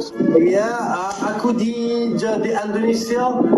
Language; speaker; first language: Indonesian; non-native, learner; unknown